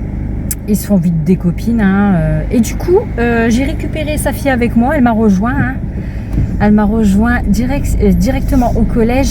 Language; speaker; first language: French; native; French